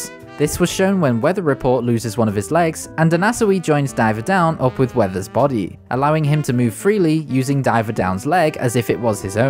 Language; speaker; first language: English; native; English